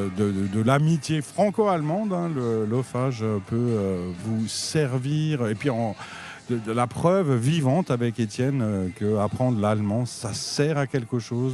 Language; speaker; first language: French; native; French